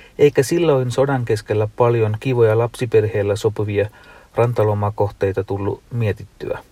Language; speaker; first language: Finnish; non-native, fluent; Tamil